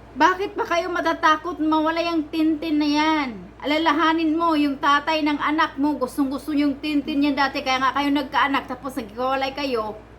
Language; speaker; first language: Filipino; non-native, local second language; Cebuano